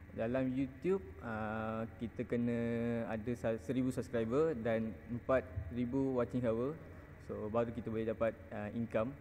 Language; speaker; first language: Malay; non-native, local second language; Tamil